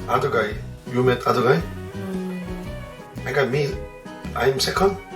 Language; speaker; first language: English; non-native, learner; Korean